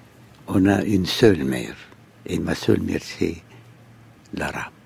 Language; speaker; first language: French; non-native, fluent; Arabic